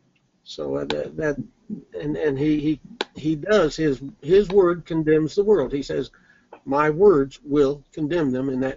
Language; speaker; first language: English; native; English